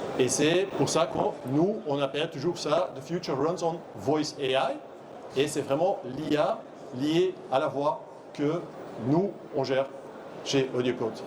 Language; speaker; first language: French; non-native, local second language; Dutch